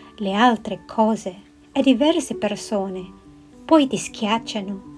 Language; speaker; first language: Italian; non-native, learner; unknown